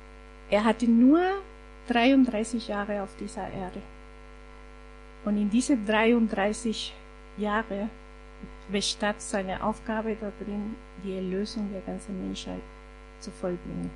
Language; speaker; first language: German; non-native, fluent; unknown